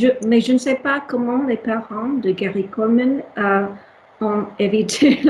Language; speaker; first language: French; non-native, learner; English